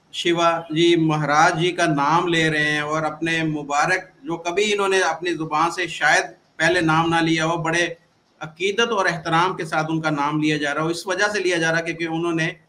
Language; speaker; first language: Hindi; native; Hindi